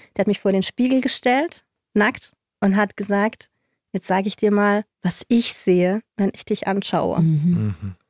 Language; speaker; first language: German; non-native, fluent; Polish